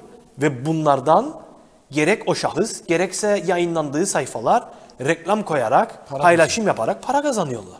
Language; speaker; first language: Turkish; native; Turkish